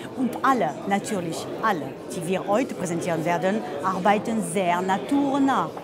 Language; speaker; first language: German; non-native, fluent; French